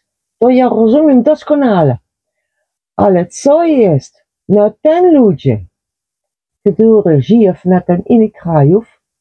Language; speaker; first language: Polish; non-native, learner; Dutch